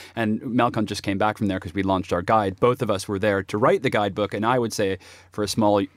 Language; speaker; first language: English; native; English